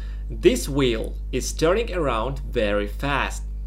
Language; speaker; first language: English; non-native, fluent; Russian